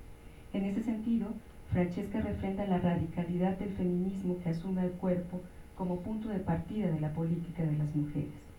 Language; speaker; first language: Spanish; native; Spanish